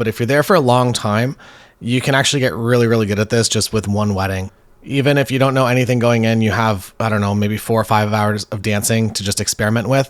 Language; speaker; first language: English; native; English